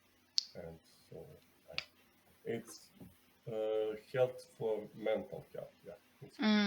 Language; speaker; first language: English; non-native, learner; Serbian